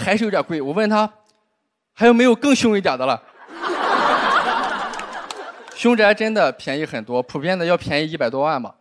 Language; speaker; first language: Chinese; native; Chinese